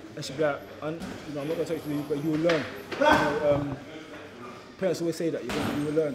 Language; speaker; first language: English; native; English